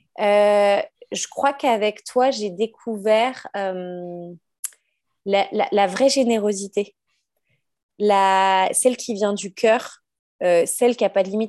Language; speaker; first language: French; native; French